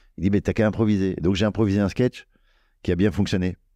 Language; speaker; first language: French; native; French